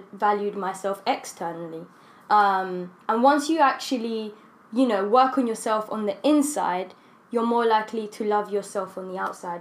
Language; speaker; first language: English; non-native, local second language; Kinyarwanda